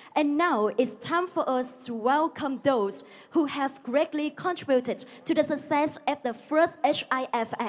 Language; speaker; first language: English; non-native, fluent; Vietnamese